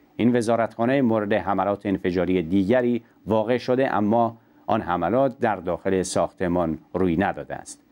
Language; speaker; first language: Persian; non-native, local second language; Central Kurdish